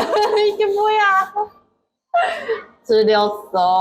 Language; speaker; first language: Korean; non-native, learner; Chinese